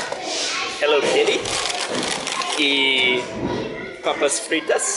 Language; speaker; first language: Spanish; non-native, learner; English